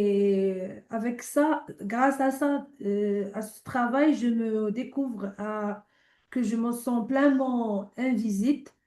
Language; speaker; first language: French; non-native, learner; Arabic